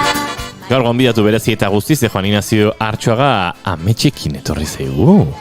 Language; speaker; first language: Basque; native; Basque